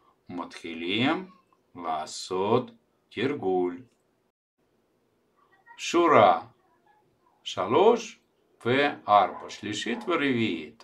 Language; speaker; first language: Hebrew; non-native, fluent; Russian